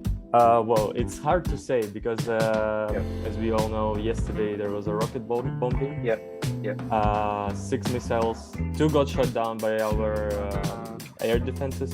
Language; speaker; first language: English; non-native, fluent; Ukrainian